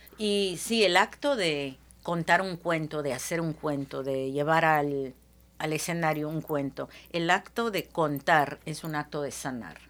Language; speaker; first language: Spanish; early bilingual, heritage; Spanish